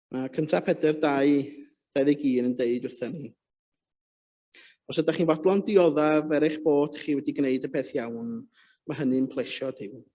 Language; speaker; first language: Welsh; native; Welsh